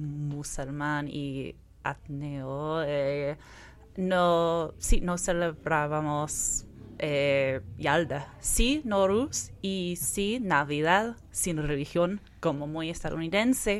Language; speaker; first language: Spanish; non-native, fluent; English